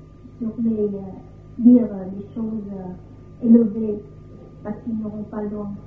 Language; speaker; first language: French; non-native, fluent; Vietnamese